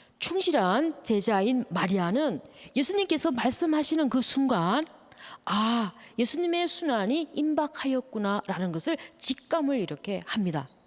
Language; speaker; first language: Korean; native; Korean